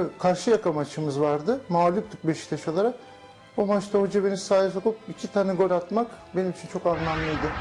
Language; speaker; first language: Turkish; early bilingual, heritage; Turkish